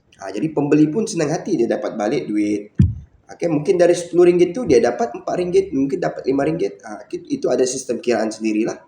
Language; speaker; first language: Malay; native; Malay